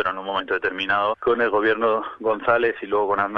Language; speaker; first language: Spanish; native; Spanish